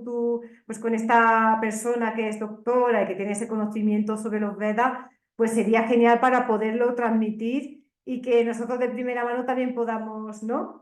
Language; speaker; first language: Spanish; native; Spanish